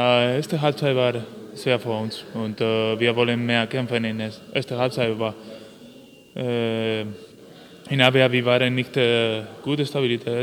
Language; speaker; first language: German; non-native, learner; Spanish